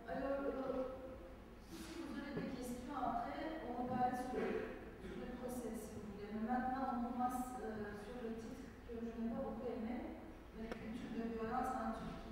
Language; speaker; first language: French; non-native, fluent; Turkish